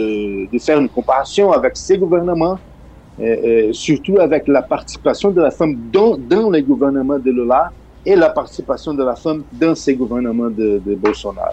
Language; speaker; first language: French; non-native, fluent; Portuguese